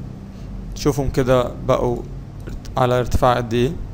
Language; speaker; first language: Arabic; native; Arabic